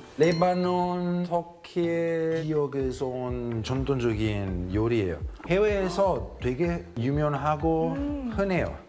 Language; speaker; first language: Korean; non-native, fluent; Italian